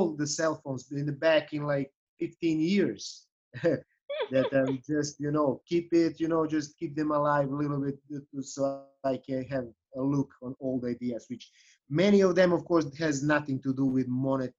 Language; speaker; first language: English; non-native, fluent; Serbian